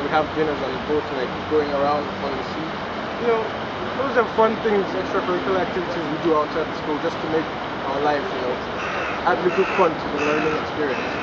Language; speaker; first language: English; non-native, fluent; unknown